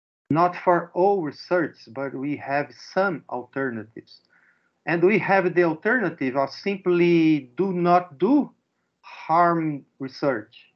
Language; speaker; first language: English; non-native, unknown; Portuguese